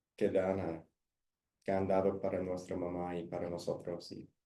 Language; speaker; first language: Spanish; early bilingual, heritage; Spanish